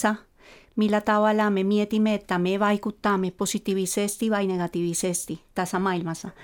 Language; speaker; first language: Finnish; non-native, fluent; Spanish